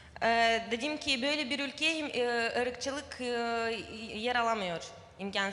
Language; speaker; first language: Turkish; non-native, fluent; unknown